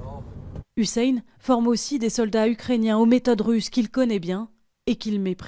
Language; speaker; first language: French; native; French